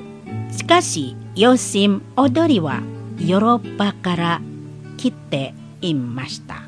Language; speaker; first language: Japanese; non-native, learner; Indonesian